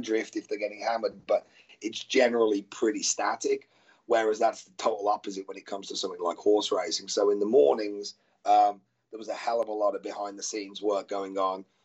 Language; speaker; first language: English; native; English